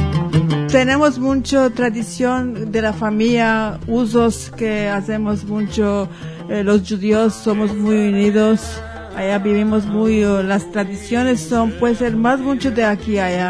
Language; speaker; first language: Spanish; early bilingual, heritage; Ladino